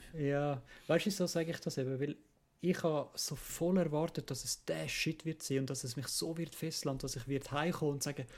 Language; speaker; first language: German; native; German